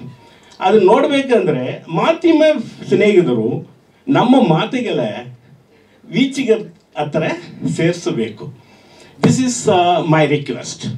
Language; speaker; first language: Kannada; non-native, learner; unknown